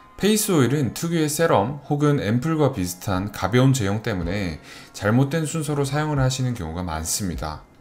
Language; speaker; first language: Korean; native; Korean